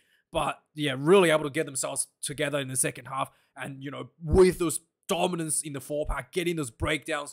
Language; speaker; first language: English; non-native, local second language; Afrikaans